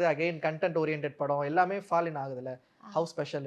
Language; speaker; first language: Tamil; native; Tamil